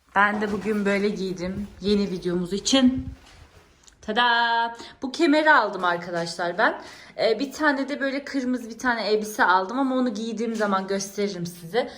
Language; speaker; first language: Turkish; early bilingual, heritage; Turkish